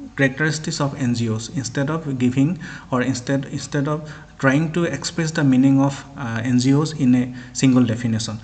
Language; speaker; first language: English; non-native, local second language; Assamese